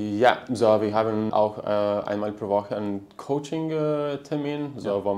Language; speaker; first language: German; non-native, fluent; Lithuanian